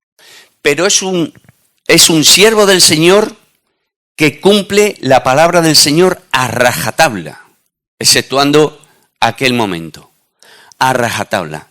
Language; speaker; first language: Spanish; native; Spanish